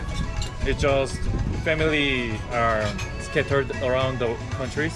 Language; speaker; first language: English; non-native, learner; Korean